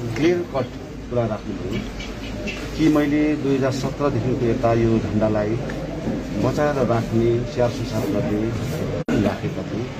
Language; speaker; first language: Nepali; native; Nepali